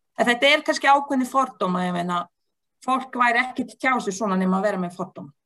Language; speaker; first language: Icelandic; non-native, fluent; Bosnian